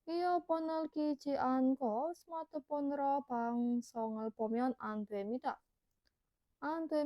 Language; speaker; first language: Korean; non-native, learner; Indonesian